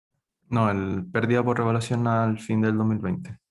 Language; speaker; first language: Spanish; native; Spanish